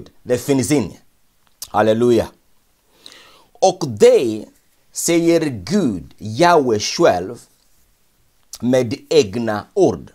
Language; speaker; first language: Swedish; non-native, fluent; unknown